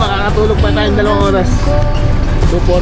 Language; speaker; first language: Filipino; native; Filipino